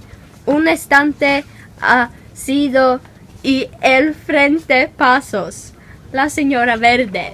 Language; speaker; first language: Spanish; non-native, learner; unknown